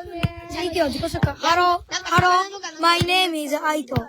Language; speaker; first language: Japanese; native; Japanese